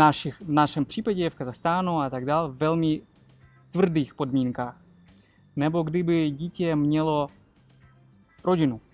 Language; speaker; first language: Czech; non-native, fluent; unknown